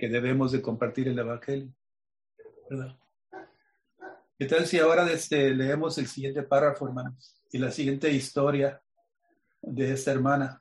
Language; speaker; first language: Spanish; native; Spanish